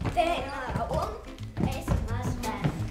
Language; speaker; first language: Estonian; non-native, local second language; Russian